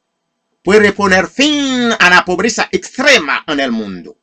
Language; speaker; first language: Spanish; non-native, fluent; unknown